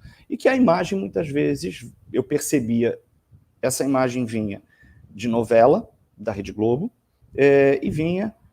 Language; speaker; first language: Portuguese; native; Portuguese